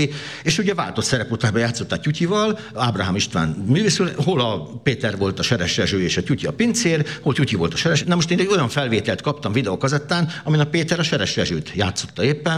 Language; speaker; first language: Hungarian; native; Hungarian